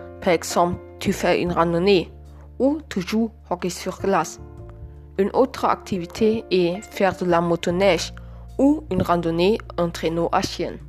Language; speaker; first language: French; non-native, learner; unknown